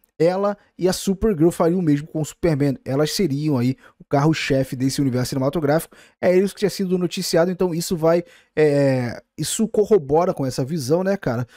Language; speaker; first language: Portuguese; native; Portuguese